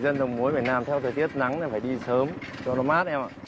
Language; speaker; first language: Vietnamese; native; Vietnamese